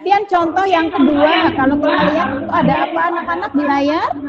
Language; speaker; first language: Indonesian; native; Indonesian